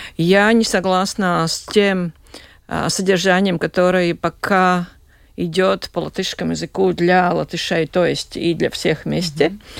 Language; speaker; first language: Russian; non-native, local second language; Latvian